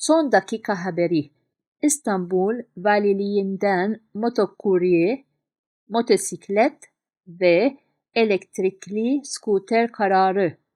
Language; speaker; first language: Turkish; non-native, fluent; Arabic